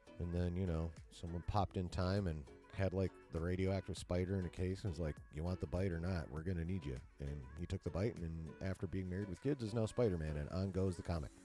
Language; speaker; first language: English; native; English